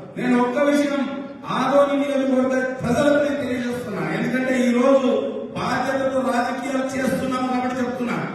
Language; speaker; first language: Telugu; native; Telugu